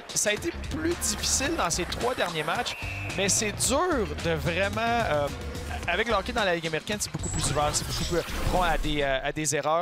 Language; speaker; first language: French; native; French